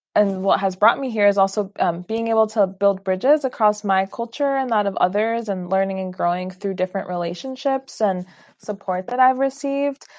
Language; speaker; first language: English; early bilingual, other home language; Spanish